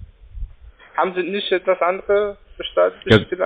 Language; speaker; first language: German; non-native, learner; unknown